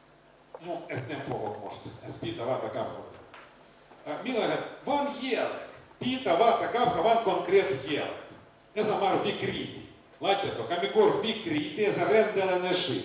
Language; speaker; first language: Hungarian; non-native, learner; Russian